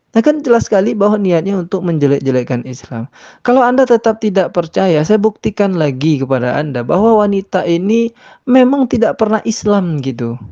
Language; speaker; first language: Indonesian; native; Indonesian